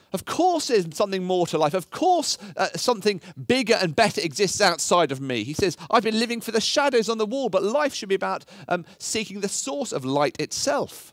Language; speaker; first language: English; native; English